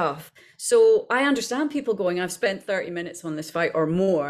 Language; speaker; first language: English; native; English